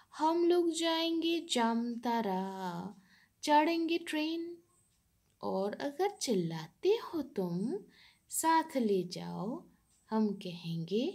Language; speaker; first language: Hindi; non-native, local second language; Bangla